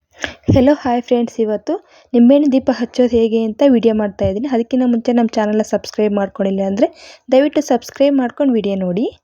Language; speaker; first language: Kannada; native; Kannada